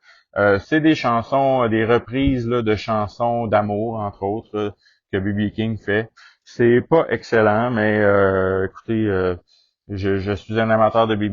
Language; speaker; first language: French; native; French